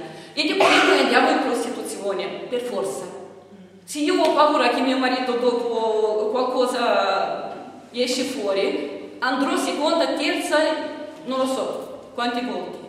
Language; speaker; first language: Italian; non-native, fluent; Romanian